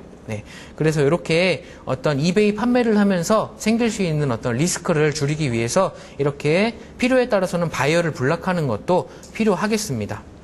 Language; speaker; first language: Korean; native; Korean